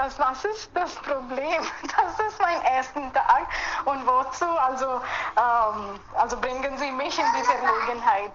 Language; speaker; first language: German; non-native, fluent; Hindi